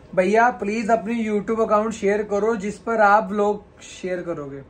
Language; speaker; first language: Hindi; native; Hindi